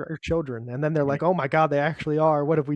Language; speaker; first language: English; native; English